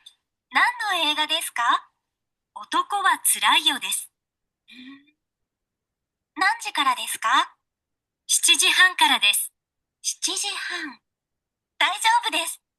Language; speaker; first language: Japanese; non-native, learner; Sinhala